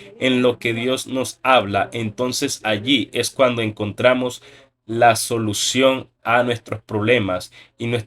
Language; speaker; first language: Spanish; native; Spanish